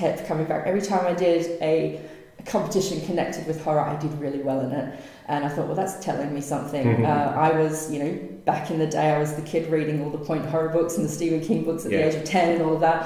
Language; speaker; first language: English; native; English